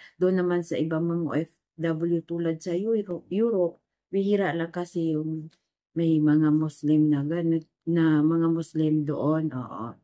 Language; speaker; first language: Filipino; non-native, local second language; Maguindanaon